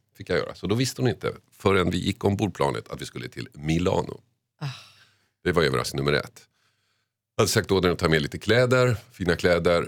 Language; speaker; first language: Swedish; early bilingual, other home language; Finnish